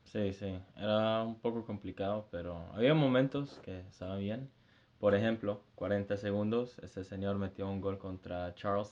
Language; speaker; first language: Spanish; early bilingual, heritage; Spanish